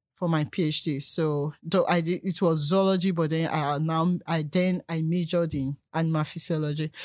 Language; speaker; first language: English; non-native, local second language; Yoruba